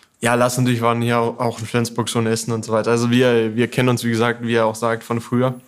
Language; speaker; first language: German; native; German